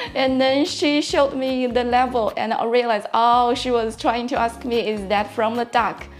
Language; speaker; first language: English; non-native, fluent; Chinese